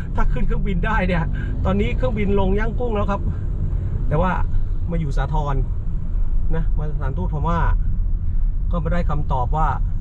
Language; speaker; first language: Thai; native; Thai